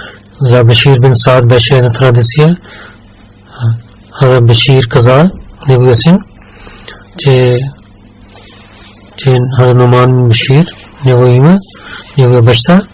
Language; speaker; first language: Bulgarian; non-native, learner; Urdu